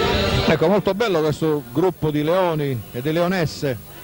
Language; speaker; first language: Italian; native; Italian